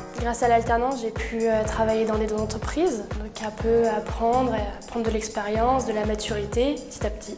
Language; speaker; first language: French; native; French